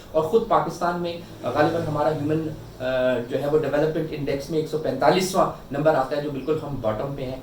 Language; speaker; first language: Urdu; non-native, local second language; Northern Hindko